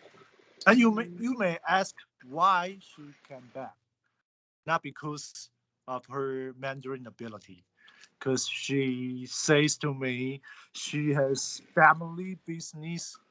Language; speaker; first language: English; non-native, fluent; Chinese